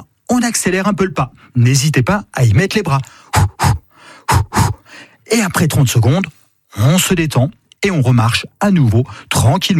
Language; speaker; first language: French; native; French